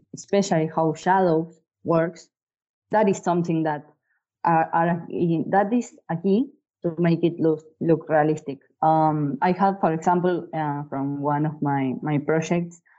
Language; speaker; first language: English; non-native, fluent; Spanish